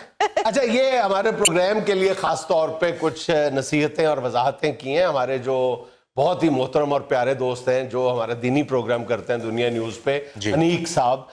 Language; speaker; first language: Urdu; non-native, local second language; Punjabi